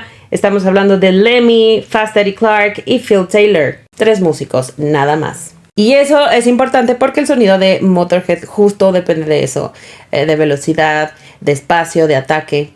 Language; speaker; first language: Spanish; native; Spanish